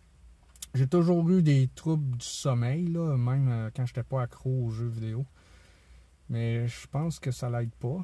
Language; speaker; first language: French; native; French